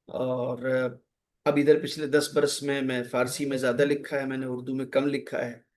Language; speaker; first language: Hindi; native; Hindi